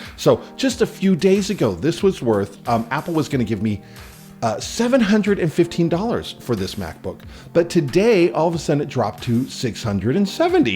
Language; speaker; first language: English; native; English